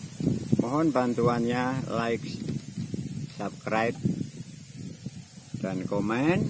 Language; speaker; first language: Indonesian; native; Indonesian